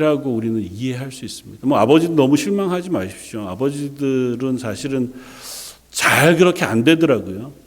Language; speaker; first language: Korean; native; Korean